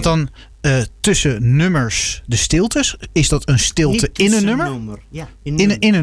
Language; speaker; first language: Dutch; native; Dutch